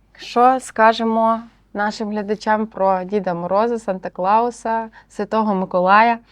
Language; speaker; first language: Ukrainian; native; Ukrainian